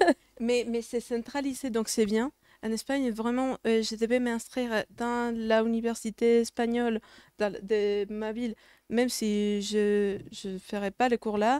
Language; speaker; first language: French; non-native, fluent; Spanish